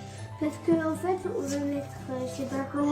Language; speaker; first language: French; early bilingual, other home language; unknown